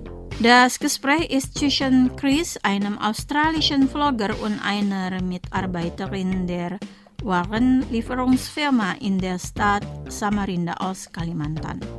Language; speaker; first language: German; non-native, fluent; Indonesian